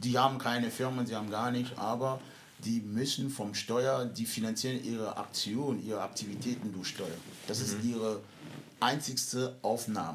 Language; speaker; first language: German; non-native, fluent; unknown